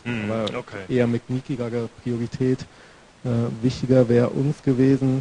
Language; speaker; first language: German; native; German